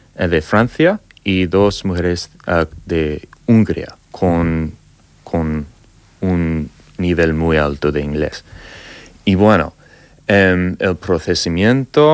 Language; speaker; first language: Spanish; non-native, learner; English